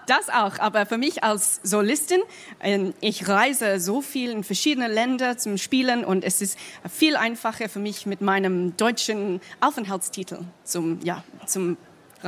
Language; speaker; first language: German; non-native, fluent; English